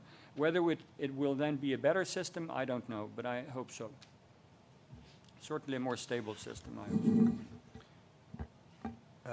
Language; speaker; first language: English; non-native, fluent; Norwegian